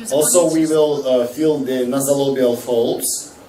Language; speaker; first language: English; non-native, fluent; Russian